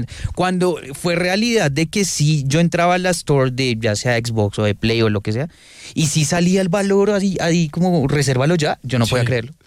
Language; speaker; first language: Spanish; native; Spanish